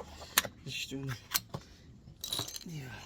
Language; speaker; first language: German; non-native, learner; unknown